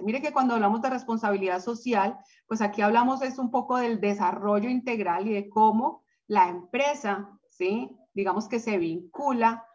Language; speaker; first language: Spanish; native; Spanish